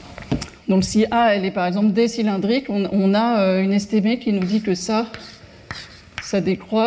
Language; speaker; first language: French; native; French